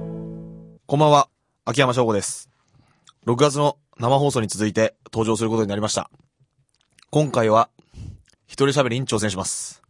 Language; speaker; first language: Japanese; native; Japanese